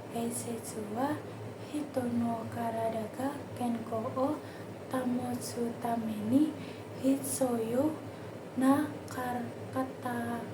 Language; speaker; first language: Japanese; non-native, learner; Indonesian